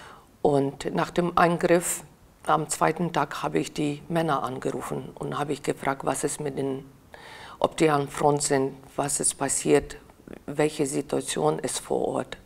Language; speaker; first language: German; non-native, fluent; Ukrainian